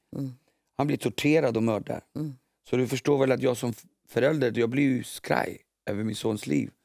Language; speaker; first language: Swedish; early bilingual, other home language; Spanish